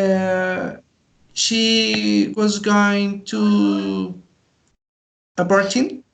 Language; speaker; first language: English; non-native, learner; Spanish